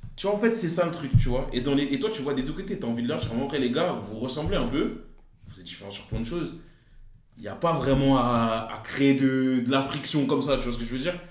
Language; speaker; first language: French; native; French